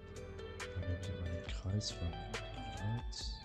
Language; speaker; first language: German; native; German